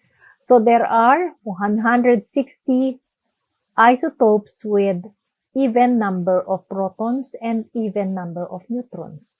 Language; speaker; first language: English; non-native, local second language; Filipino